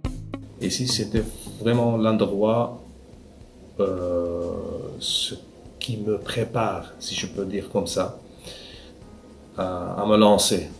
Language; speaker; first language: French; non-native, fluent; Arabic